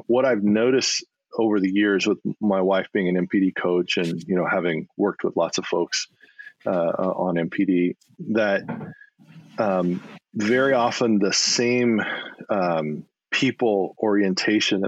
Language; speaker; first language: English; native; English